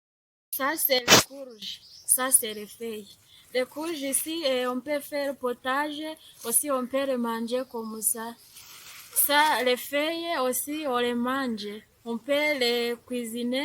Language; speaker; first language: French; non-native, local second language; Kinyarwanda